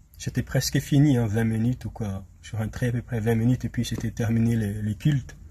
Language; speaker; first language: French; non-native, local second language; Malagasy